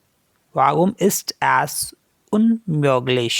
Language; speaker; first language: German; non-native, fluent; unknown